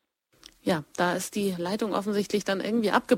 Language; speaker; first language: German; native; German